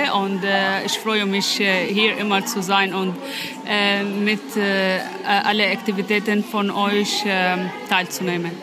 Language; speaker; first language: German; non-native, learner; Arabic